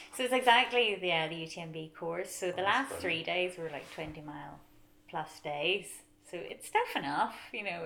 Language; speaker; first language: English; native; English